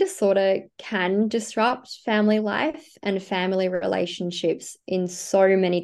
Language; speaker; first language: English; native; English